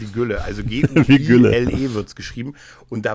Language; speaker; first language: German; native; German